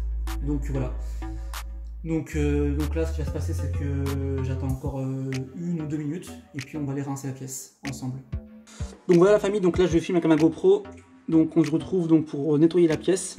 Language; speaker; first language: French; native; French